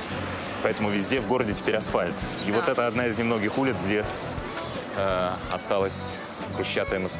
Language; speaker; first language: Russian; native; Russian